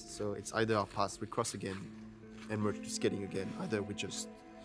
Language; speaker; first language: English; non-native, fluent; French